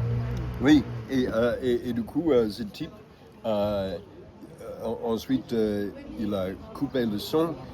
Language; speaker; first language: French; non-native, fluent; English